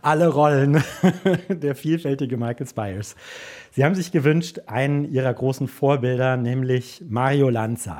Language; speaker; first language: German; native; German